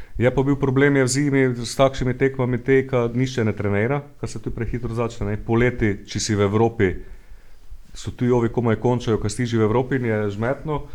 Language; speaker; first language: Slovenian; native; Slovenian